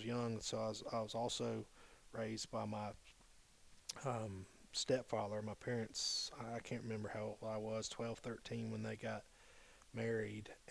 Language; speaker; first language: English; native; English